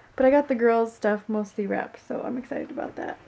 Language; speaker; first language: English; native; English